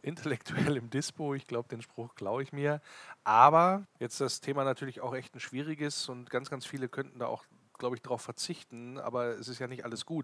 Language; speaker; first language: German; native; German